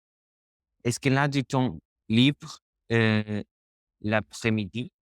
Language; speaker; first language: French; non-native, learner; Spanish